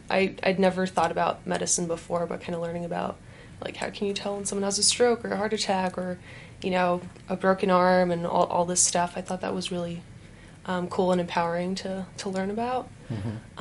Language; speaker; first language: English; native; English